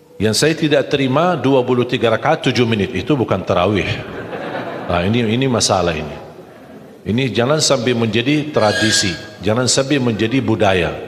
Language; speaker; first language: Malay; non-native, fluent; Arabic